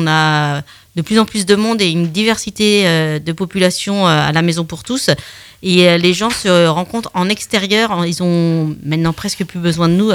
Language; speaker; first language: French; native; French